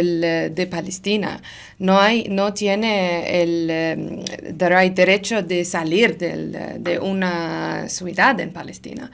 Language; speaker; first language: Spanish; non-native, learner; Arabic